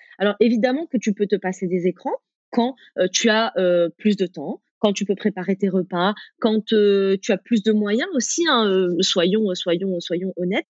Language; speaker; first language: French; early bilingual, other home language; Arabic